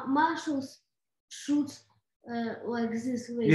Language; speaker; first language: English; non-native, learner; Russian